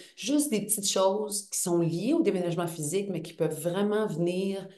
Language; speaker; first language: French; native; French